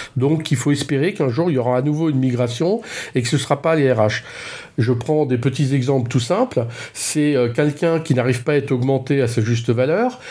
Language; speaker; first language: French; native; French